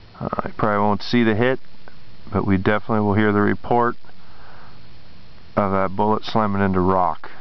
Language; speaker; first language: English; native; English